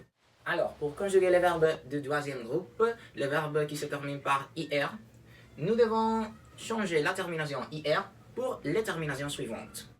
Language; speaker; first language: French; non-native, learner; Spanish